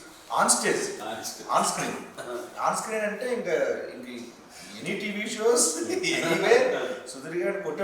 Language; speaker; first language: Telugu; native; Telugu